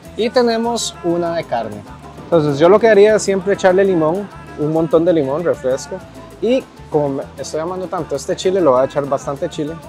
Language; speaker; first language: Spanish; native; Spanish